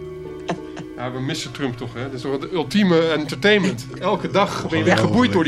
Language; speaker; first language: Dutch; native; Dutch